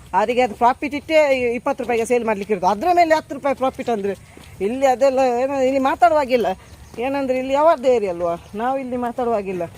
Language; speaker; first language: Kannada; non-native, local second language; Tulu